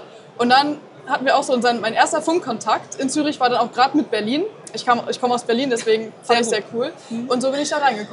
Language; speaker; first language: German; native; German